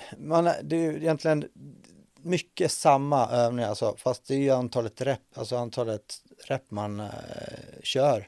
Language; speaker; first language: Swedish; native; Swedish